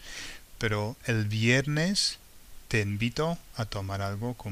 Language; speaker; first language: Spanish; non-native, fluent; English